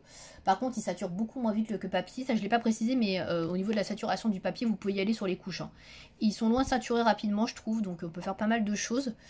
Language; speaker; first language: French; native; French